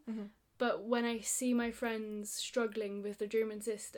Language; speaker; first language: English; non-native, fluent; Italian